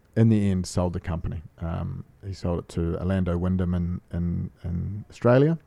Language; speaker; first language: English; native; English